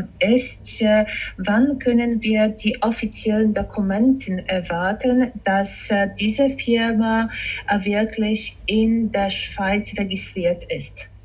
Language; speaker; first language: German; non-native, fluent; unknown